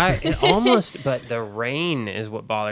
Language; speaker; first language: English; native; English